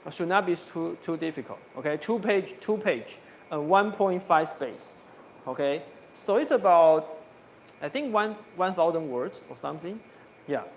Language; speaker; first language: English; non-native, fluent; Chinese